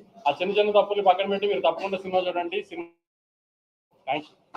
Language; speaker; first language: Telugu; native; Telugu